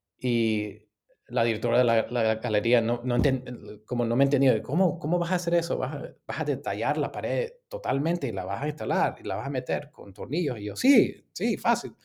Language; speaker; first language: Spanish; early bilingual, heritage; Spanish